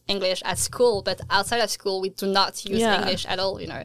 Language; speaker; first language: English; non-native, fluent; French